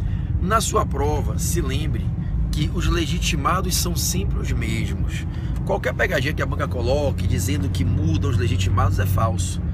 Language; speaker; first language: Portuguese; native; Portuguese